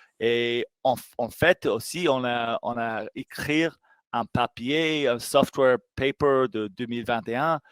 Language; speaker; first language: French; non-native, fluent; English